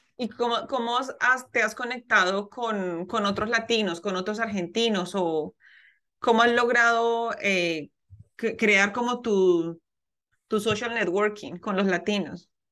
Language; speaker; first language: Spanish; native; Spanish